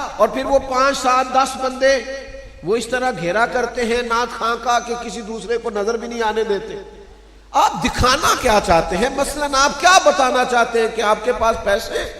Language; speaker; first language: Urdu; non-native, local second language; Punjabi